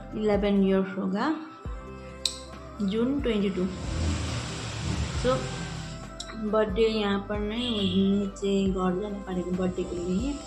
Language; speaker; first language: Hindi; non-native, local second language; Nepali